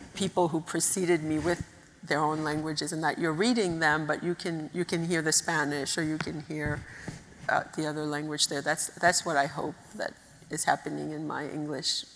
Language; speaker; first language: English; early bilingual, other home language; Haitian Creole